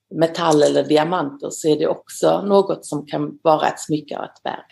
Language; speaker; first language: Swedish; native; Swedish